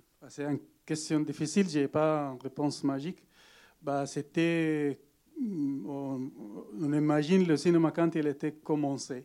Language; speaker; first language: French; non-native, learner; Arabic